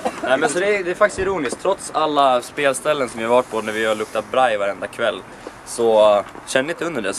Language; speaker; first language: Swedish; native; Swedish